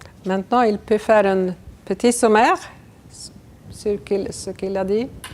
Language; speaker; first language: French; non-native, fluent; Swedish